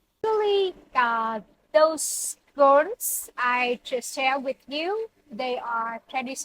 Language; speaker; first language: English; non-native, learner; Vietnamese